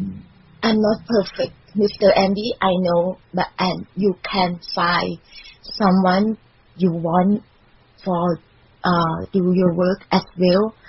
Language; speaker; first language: English; non-native, learner; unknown